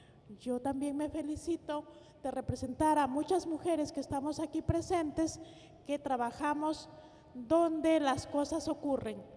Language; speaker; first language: Spanish; native; Spanish